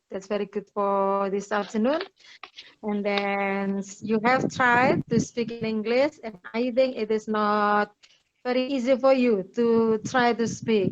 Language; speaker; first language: English; non-native, learner; Indonesian